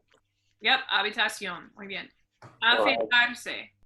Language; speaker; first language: Spanish; non-native, fluent; English